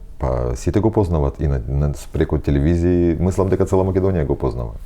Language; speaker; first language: Macedonian; non-native, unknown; Russian